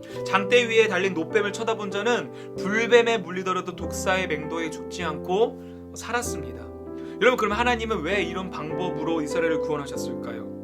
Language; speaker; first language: Korean; native; Korean